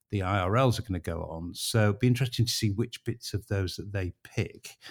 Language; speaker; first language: English; native; English